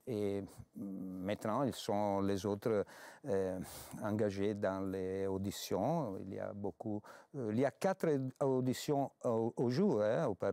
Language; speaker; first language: French; non-native, fluent; Italian